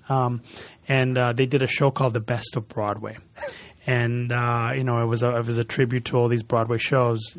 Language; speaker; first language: English; early bilingual, other home language; Spanish